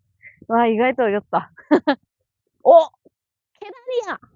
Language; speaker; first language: Korean; non-native, learner; Japanese